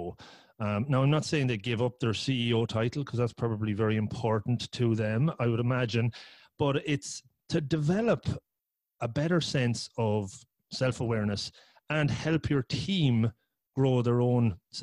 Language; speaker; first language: English; native; English